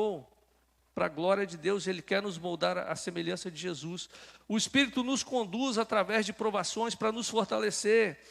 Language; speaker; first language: Portuguese; native; Portuguese